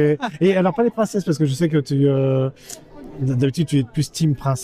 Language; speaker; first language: French; native; French